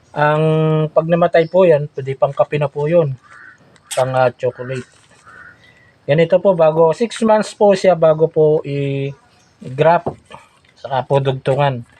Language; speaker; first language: Filipino; native; Filipino